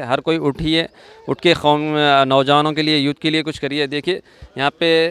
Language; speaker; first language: Hindi; non-native, local second language; Urdu